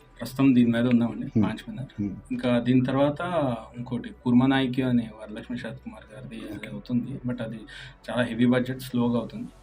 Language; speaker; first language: Telugu; native; Telugu